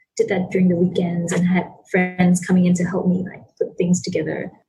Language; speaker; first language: English; non-native, local second language; Chinese